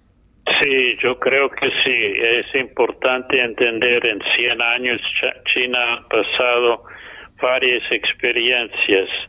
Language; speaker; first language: Spanish; non-native, fluent; English